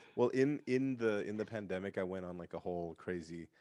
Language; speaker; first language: English; native; English